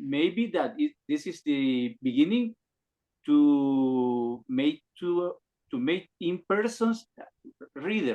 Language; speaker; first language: English; non-native, learner; Spanish